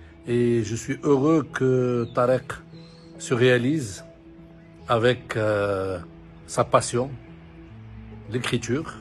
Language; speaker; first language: French; non-native, local second language; Arabic